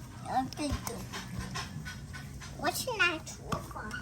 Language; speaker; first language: Chinese; early bilingual, heritage; Chinese